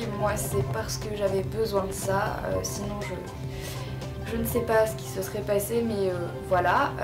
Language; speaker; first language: French; native; French